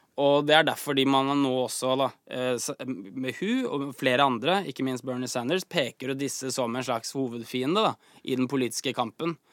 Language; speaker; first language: Norwegian; native; Norwegian